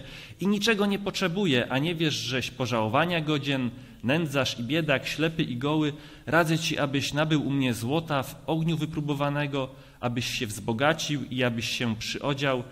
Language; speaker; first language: Polish; native; Polish